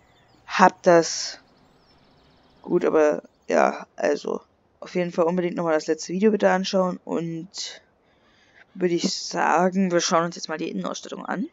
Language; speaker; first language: German; native; German